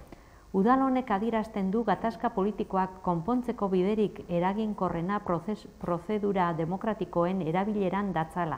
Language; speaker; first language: Basque; native; Basque